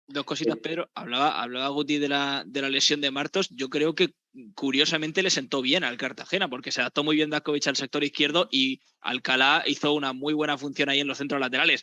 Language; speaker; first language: Spanish; native; Spanish